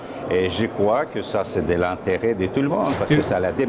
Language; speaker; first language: French; non-native, fluent; Armenian